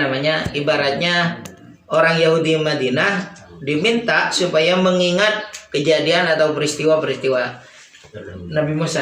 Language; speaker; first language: Indonesian; native; Indonesian